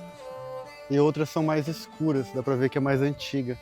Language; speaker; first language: Portuguese; native; Portuguese